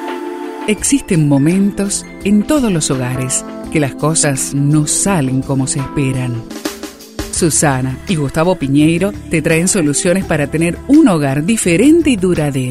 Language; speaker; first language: Spanish; native; Spanish